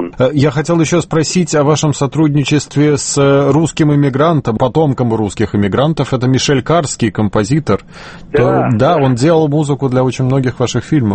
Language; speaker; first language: Russian; native; Russian